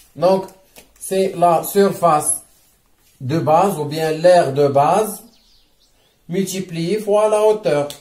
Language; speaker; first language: French; non-native, local second language; Arabic